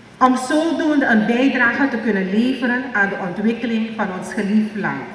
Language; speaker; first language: Dutch; native; Dutch